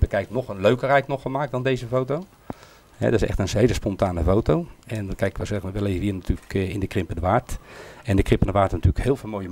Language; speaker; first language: Dutch; native; Dutch